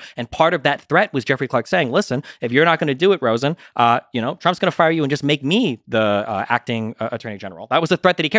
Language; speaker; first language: English; native; English